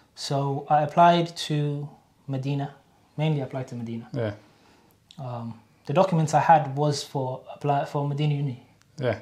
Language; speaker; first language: English; native; English